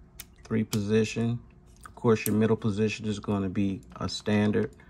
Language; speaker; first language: English; native; English